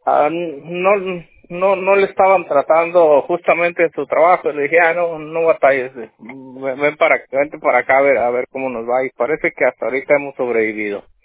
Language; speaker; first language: Spanish; native; Spanish